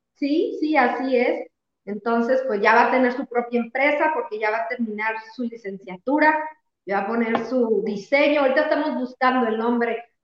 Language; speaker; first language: Spanish; native; Spanish